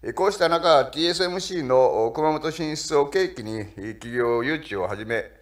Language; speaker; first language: Japanese; native; Japanese